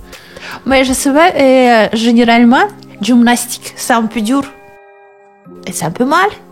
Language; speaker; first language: French; non-native, learner; Russian